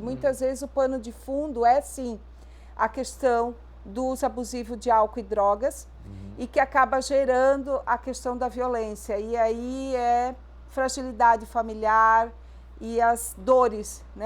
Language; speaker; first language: Portuguese; native; Portuguese